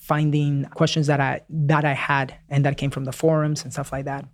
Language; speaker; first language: English; early bilingual, other home language; Spanish